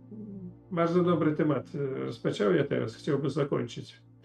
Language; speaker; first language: Polish; non-native, learner; Ukrainian